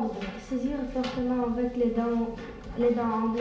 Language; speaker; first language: French; non-native, learner; Russian